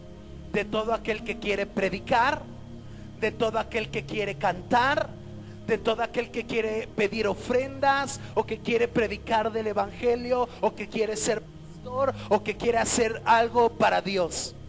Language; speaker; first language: Spanish; native; Spanish